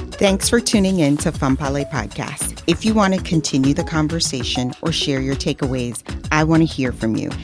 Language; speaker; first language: English; non-native, fluent; Haitian Creole